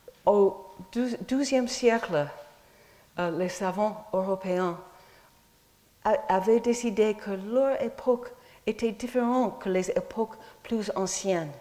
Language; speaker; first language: French; non-native, fluent; English